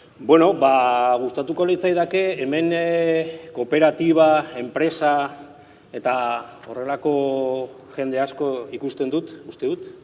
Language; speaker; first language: Basque; non-native, local second language; Spanish